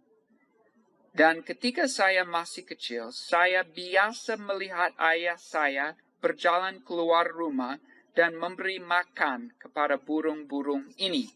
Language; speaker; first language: Indonesian; non-native, fluent; English